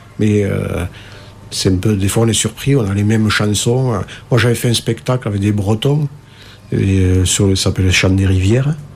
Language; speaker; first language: French; native; French